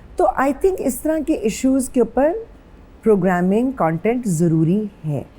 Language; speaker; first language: Urdu; native; Urdu